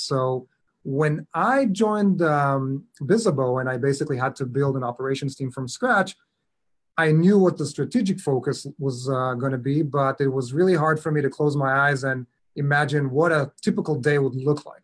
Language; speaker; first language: English; non-native, fluent; Hebrew